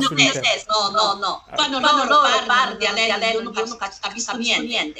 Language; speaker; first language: Italian; non-native, learner; Chinese